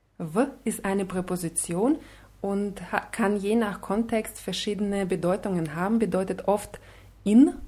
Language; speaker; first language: German; non-native, fluent; Russian